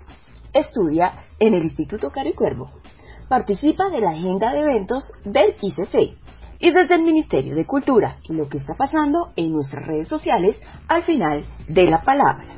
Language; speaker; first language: Spanish; native; Spanish